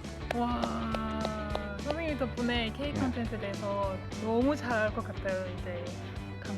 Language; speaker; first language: Korean; non-native, fluent; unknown